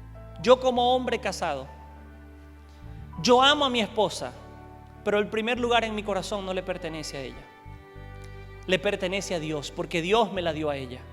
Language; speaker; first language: Spanish; native; Spanish